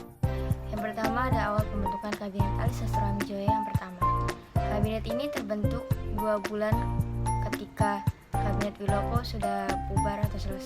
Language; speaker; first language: Indonesian; native; Indonesian